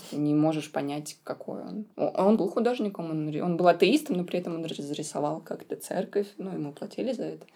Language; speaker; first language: Russian; native; Russian